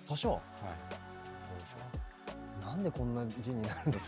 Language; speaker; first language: Japanese; native; Japanese